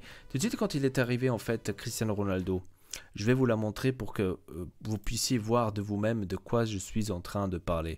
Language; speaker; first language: French; native; French